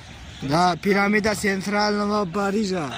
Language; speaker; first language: Russian; non-native, learner; Tajik